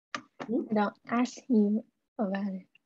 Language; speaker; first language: English; non-native, learner; Vietnamese